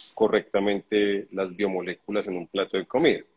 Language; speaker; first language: Spanish; native; Spanish